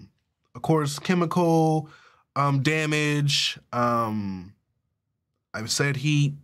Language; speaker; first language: English; native; English